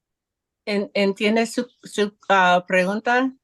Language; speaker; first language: Spanish; non-native, learner; English